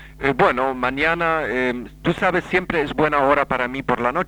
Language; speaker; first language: Spanish; native; Spanish